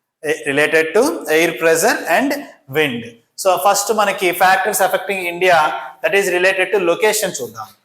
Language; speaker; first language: English; non-native, local second language; Telugu